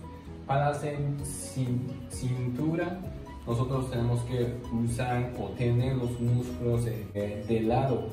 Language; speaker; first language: Spanish; non-native, learner; Japanese